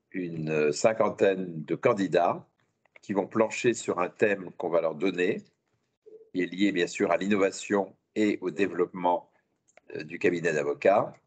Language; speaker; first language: French; native; French